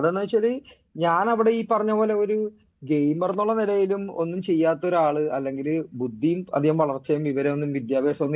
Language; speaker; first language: Malayalam; native; Malayalam